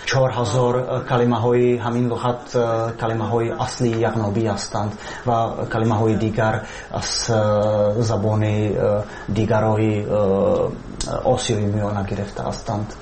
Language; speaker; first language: Persian; non-native, fluent; Czech